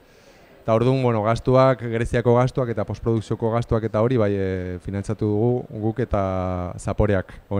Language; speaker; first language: Basque; non-native, local second language; Spanish